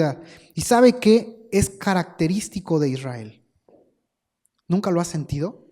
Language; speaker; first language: Spanish; native; Spanish